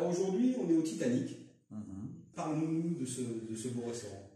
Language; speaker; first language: French; native; French